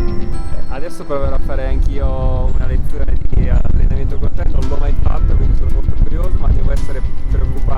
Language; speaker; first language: Italian; native; Italian